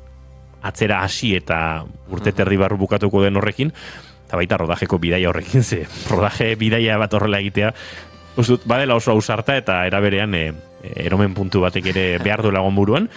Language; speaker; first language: Basque; native; Basque